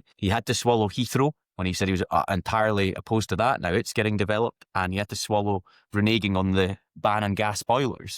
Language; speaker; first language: English; native; English